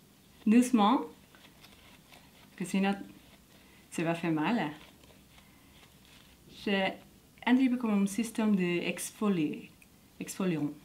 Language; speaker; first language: French; non-native, learner; English